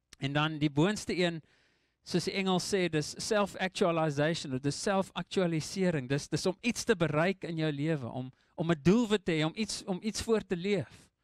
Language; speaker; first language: Afrikaans; non-native, local second language; English